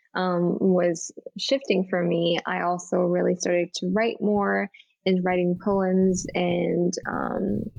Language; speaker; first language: English; native; English